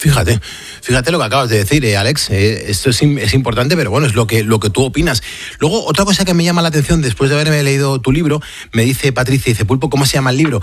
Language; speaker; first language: Spanish; native; Spanish